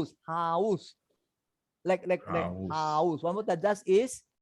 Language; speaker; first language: German; non-native, learner; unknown